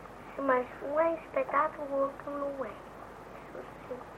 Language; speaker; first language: Portuguese; early bilingual, heritage; Portuguese